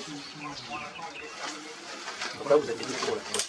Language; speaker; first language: French; native; French